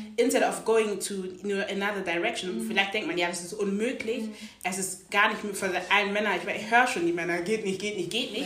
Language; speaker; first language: German; native; German